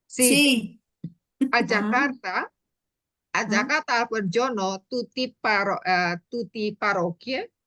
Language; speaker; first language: Italian; non-native, learner; Indonesian